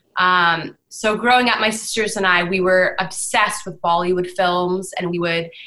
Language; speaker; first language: English; native; English